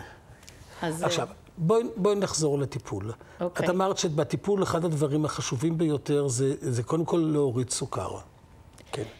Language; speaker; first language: Hebrew; native; Hebrew